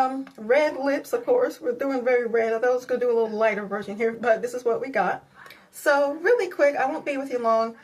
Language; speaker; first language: English; native; English